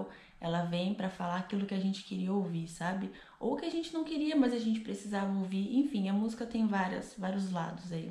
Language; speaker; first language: Portuguese; native; Portuguese